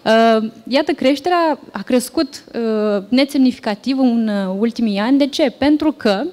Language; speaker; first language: Romanian; native; Romanian